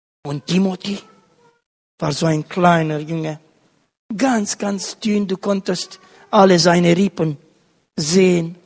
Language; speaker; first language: German; non-native, fluent; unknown